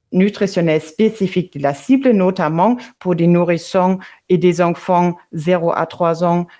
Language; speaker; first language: French; non-native, fluent; German